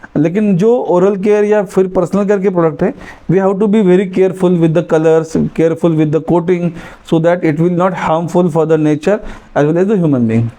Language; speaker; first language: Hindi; non-native, local second language; Marathi